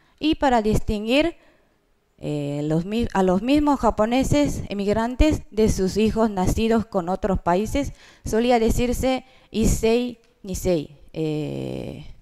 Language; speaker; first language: Spanish; non-native, fluent; Japanese